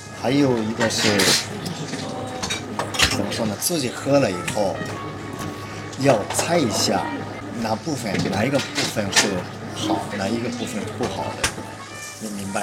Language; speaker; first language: Chinese; early bilingual, heritage; Chinese